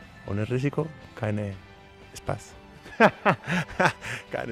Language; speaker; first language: German; non-native, learner; Spanish